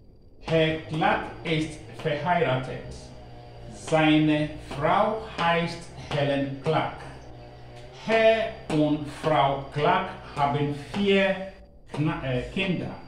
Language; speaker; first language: German; non-native, learner; Akan